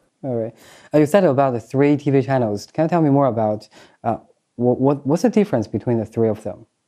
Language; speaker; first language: English; non-native, fluent; Chinese